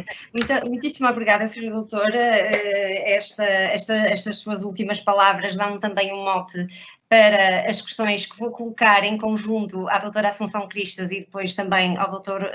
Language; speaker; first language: Portuguese; native; Portuguese